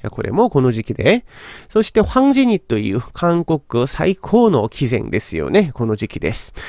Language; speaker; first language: Japanese; non-native, fluent; Korean